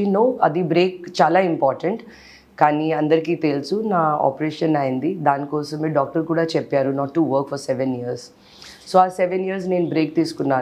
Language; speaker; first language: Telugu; non-native, learner; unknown